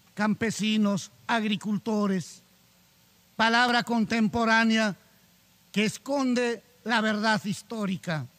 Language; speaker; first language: Spanish; non-native, local second language; Quechua